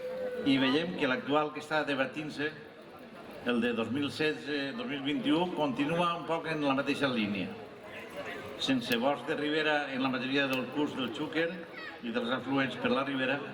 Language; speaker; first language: Catalan; native; Catalan